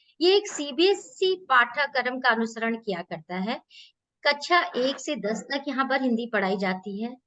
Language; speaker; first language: Hindi; native; Hindi